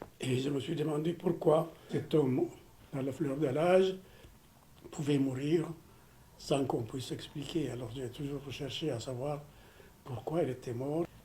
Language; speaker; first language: French; non-native, fluent; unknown